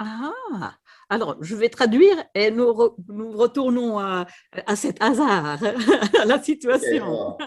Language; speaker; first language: French; non-native, fluent; Swedish